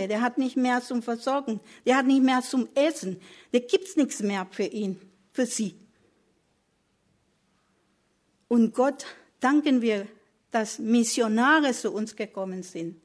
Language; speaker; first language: German; non-native, learner; Spanish